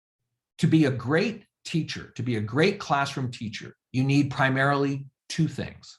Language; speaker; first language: English; native; English